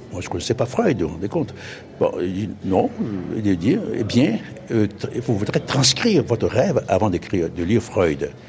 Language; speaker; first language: French; non-native, local second language; Fon